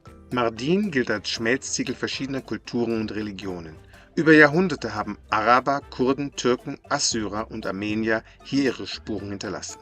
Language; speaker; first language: German; native; German